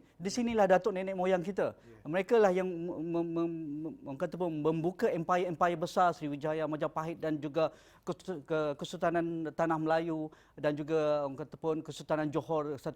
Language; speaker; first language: Malay; native; Malay